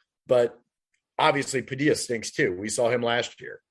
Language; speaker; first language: English; native; English